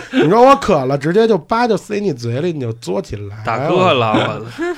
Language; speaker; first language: Chinese; native; Chinese